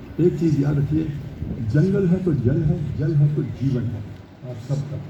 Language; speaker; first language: Hindi; early bilingual, heritage; Hindi